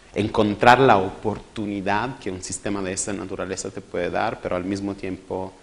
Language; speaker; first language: Spanish; non-native, fluent; Italian